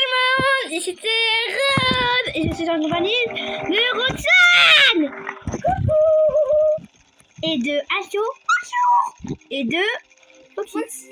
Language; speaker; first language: French; native; French